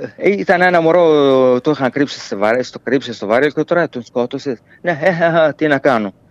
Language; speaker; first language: Greek; non-native, fluent; Arabic